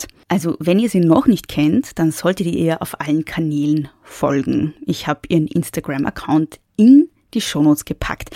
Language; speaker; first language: German; native; German